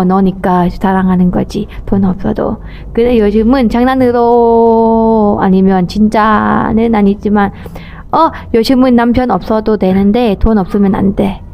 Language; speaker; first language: Korean; non-native, learner; Thai